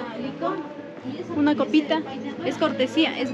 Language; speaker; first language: Spanish; native; Spanish